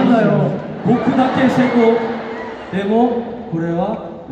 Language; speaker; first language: Japanese; non-native, learner; Korean